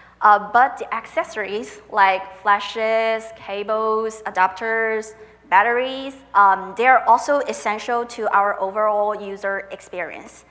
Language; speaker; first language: English; non-native, fluent; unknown